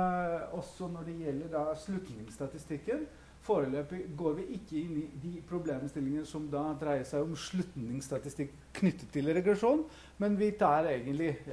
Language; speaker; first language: Norwegian; non-native, fluent; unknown